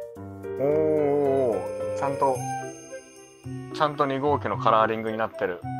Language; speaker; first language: Japanese; native; Japanese